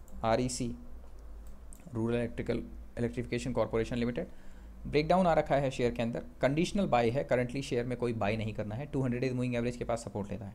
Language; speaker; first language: Hindi; native; Hindi